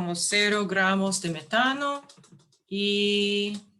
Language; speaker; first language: Spanish; early bilingual, heritage; English